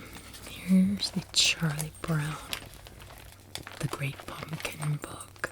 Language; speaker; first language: English; native; English